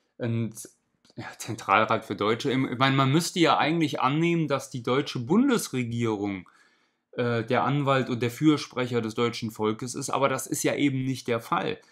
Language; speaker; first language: German; native; German